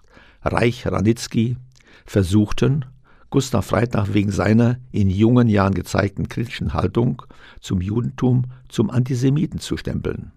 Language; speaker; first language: German; native; German